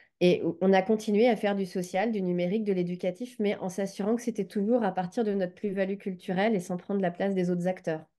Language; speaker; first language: French; native; French